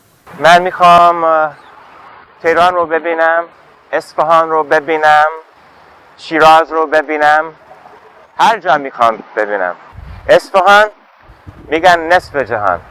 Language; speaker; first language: Persian; non-native, fluent; English